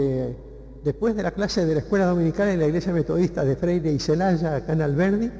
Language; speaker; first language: Spanish; native; Spanish